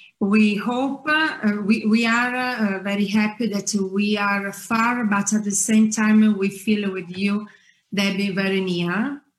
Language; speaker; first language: English; non-native, fluent; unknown